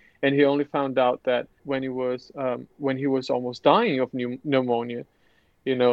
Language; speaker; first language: English; non-native, fluent; Portuguese